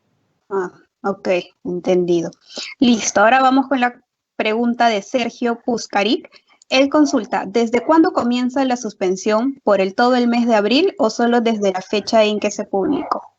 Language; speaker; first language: Spanish; native; Spanish